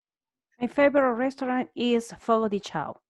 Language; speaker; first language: English; non-native, learner; Spanish